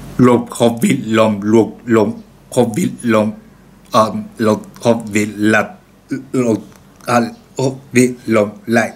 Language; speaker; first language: Vietnamese; non-native, learner; Japanese